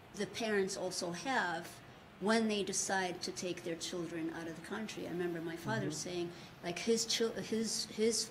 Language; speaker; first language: English; early bilingual, other home language; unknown